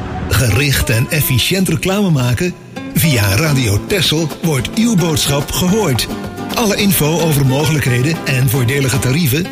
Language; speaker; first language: Dutch; native; Dutch